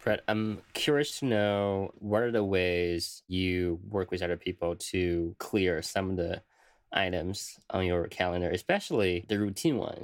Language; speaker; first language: English; non-native, fluent; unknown